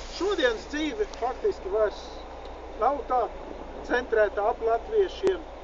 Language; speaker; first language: Latvian; early bilingual, heritage; Latvian